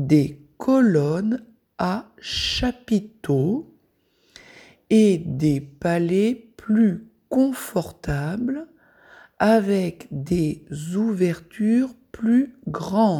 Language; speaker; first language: French; native; French